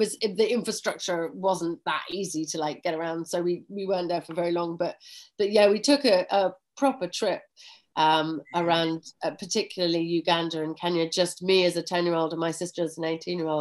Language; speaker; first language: English; native; English